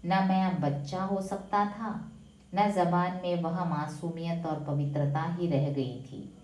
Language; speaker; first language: Hindi; non-native, local second language; Malayalam